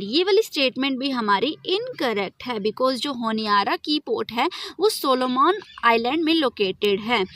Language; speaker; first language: Hindi; native; Hindi